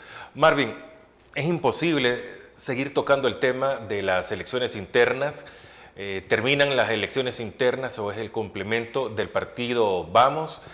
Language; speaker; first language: Spanish; native; Spanish